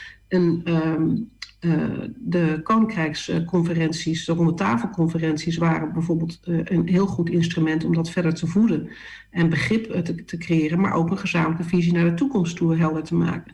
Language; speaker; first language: Dutch; native; Dutch